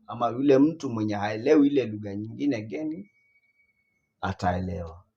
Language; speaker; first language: Swahili; non-native, local second language; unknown